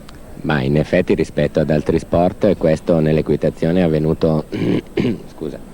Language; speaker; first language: Italian; native; Italian